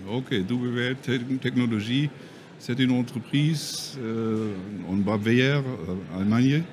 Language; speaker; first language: French; non-native, learner; German